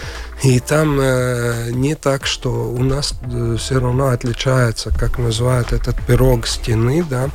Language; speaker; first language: Russian; non-native, local second language; Latvian